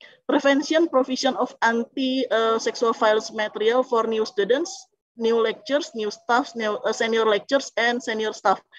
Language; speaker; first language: English; non-native, fluent; Indonesian